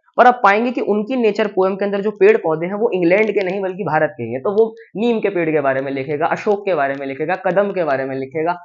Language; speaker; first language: Hindi; native; Hindi